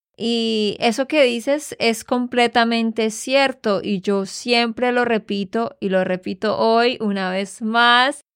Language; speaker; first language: Spanish; native; Spanish